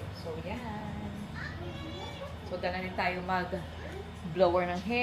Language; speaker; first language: Filipino; native; Filipino